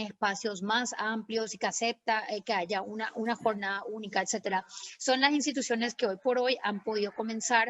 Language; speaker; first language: Spanish; native; Spanish